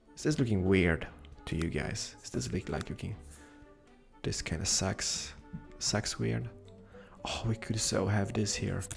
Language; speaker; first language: English; non-native, fluent; Polish